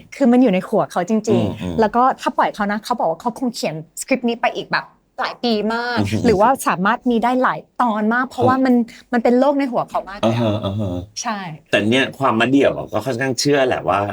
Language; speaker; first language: Thai; early bilingual, heritage; English